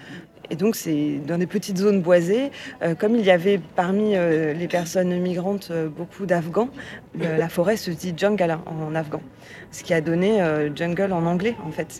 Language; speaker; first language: French; native; French